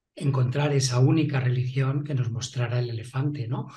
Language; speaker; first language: Spanish; non-native, local second language; Catalan